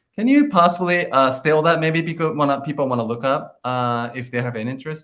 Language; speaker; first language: English; non-native, fluent; Japanese